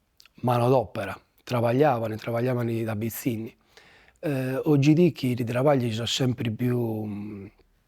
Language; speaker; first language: Italian; native; Italian